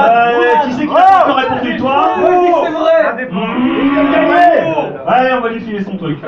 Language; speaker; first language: French; native; French